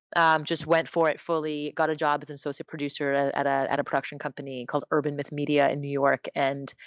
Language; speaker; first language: English; native; English